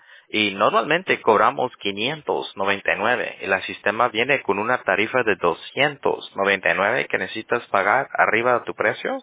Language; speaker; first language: Spanish; early bilingual, heritage; English